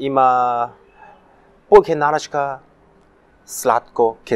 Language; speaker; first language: Macedonian; non-native, learner; Chinese